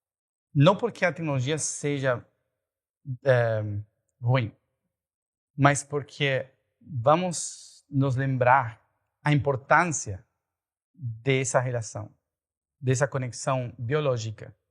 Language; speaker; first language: Portuguese; non-native, fluent; Spanish